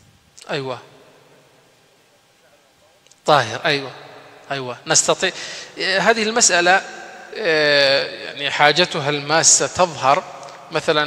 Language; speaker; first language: Arabic; non-native, fluent; Somali